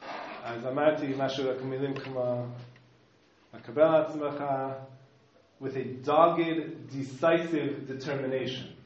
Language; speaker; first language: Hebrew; non-native, fluent; English